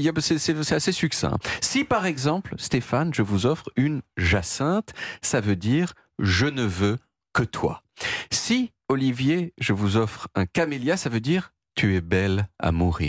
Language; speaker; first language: French; native; French